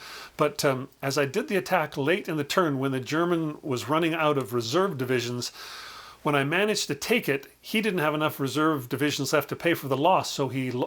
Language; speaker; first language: English; native; English